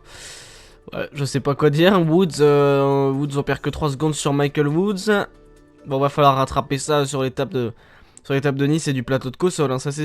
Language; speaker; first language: French; native; French